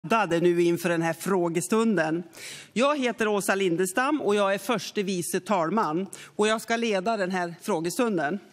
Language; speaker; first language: Swedish; native; Swedish